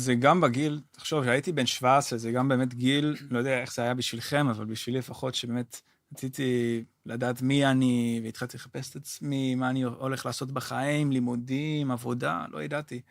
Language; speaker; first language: Hebrew; non-native, fluent; Dutch